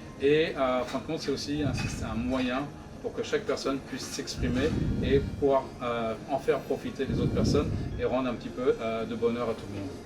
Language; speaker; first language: French; native; French